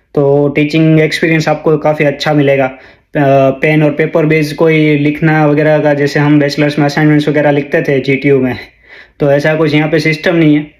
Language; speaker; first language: Hindi; non-native, local second language; Gujarati